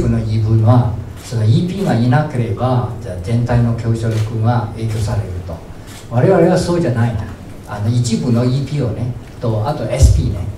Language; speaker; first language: Japanese; non-native, fluent; Chinese